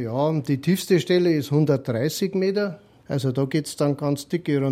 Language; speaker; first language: German; native; German